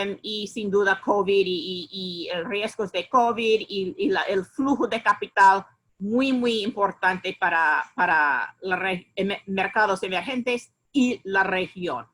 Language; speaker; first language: Spanish; non-native, fluent; English